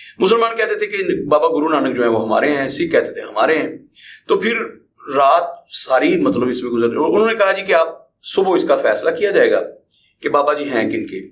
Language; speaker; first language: Urdu; non-native, local second language; Punjabi